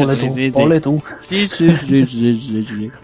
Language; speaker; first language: Spanish; native; Spanish